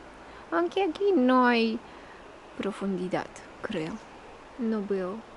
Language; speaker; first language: Spanish; non-native, fluent; Russian